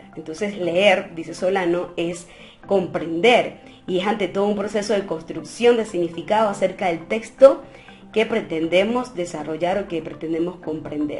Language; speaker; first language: Spanish; native; Spanish